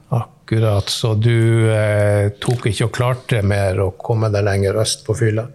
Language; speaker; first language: Norwegian; native; Norwegian